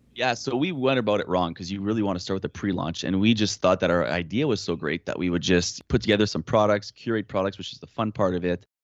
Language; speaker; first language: English; non-native, fluent; French